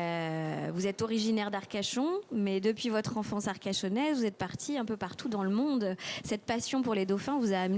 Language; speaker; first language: French; native; French